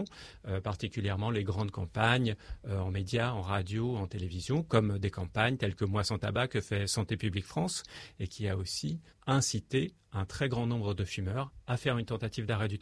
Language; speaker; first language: French; native; French